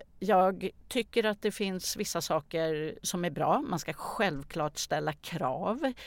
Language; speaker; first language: Swedish; native; Swedish